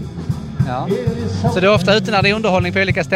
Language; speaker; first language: Swedish; native; Swedish